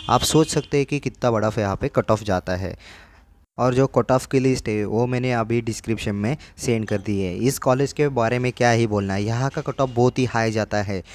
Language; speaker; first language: Hindi; non-native, local second language; Marathi